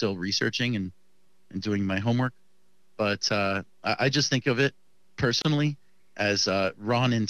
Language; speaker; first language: English; native; English